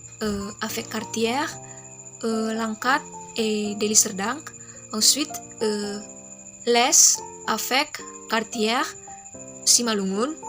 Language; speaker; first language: French; non-native, learner; Indonesian